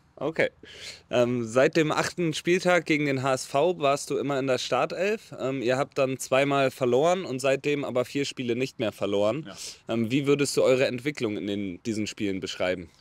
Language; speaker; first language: German; native; German